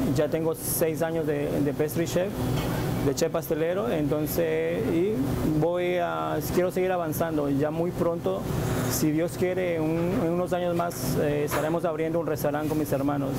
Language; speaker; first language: Spanish; native; Spanish